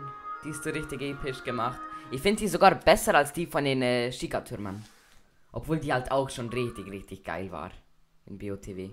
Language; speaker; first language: German; native; German